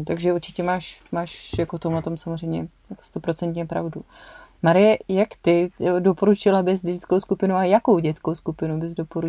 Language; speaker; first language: Czech; native; Czech